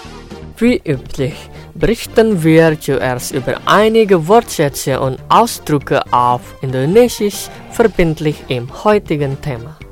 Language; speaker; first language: German; non-native, fluent; Indonesian